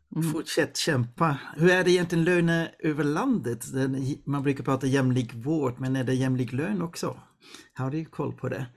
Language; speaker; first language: Swedish; non-native, fluent; Dutch